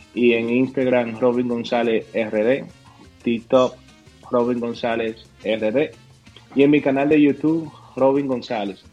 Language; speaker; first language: Spanish; native; Spanish